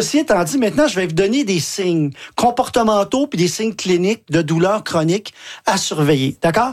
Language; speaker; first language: French; native; French